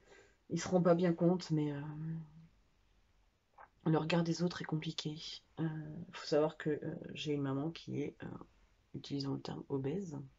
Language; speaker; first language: French; native; French